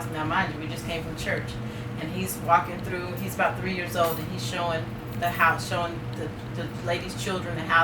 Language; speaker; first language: English; native; English